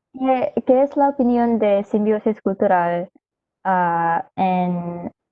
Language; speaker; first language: Spanish; non-native, learner; English